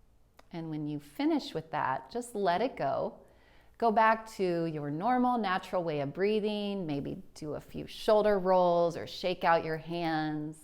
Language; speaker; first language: English; native; English